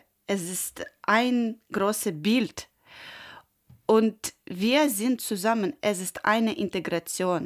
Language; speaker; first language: German; non-native, learner; Ukrainian